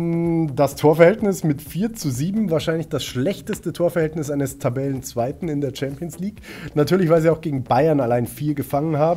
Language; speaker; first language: German; native; German